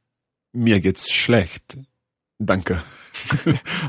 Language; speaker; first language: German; non-native, learner; English